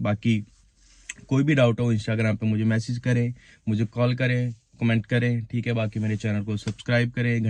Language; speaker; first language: Hindi; native; Hindi